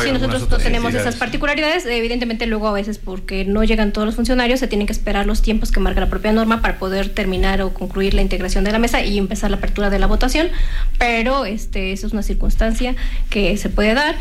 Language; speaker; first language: Spanish; native; Spanish